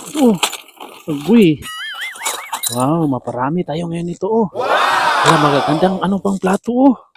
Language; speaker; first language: Filipino; non-native, local second language; Cebuano